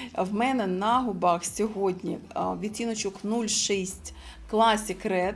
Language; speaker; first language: Ukrainian; non-native, local second language; Russian